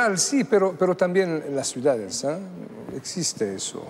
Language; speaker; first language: Spanish; non-native, fluent; Arabic